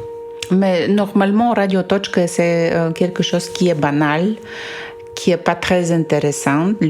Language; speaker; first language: French; non-native, fluent; Bulgarian